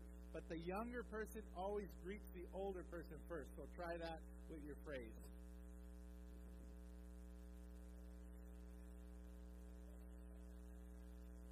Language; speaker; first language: English; native; English